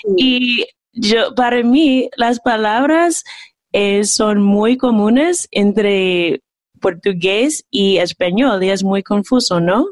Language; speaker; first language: Spanish; non-native, fluent; English